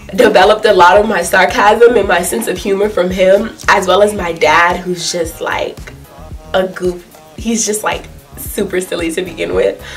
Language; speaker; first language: English; native; English